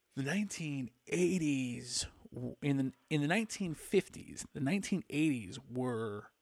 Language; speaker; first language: English; native; English